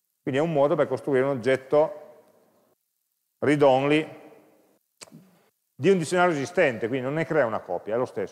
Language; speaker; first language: Italian; native; Italian